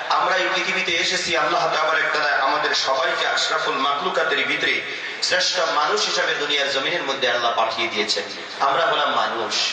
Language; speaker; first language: Bangla; non-native, local second language; Assamese